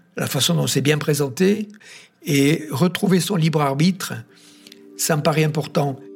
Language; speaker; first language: French; native; French